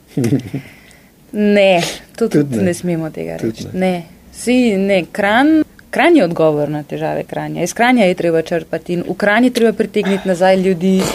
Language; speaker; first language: Slovenian; native; Slovenian